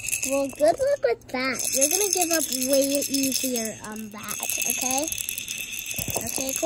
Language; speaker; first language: English; native; English